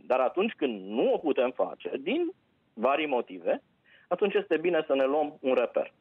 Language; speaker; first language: Romanian; native; Romanian